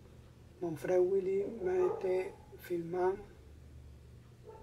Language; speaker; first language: French; non-native, learner; Spanish